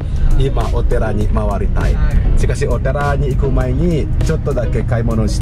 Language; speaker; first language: Japanese; non-native, fluent; Indonesian